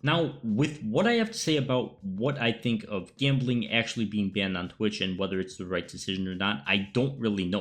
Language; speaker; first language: English; native; English